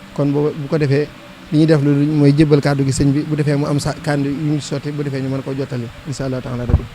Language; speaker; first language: Wolof; native; Wolof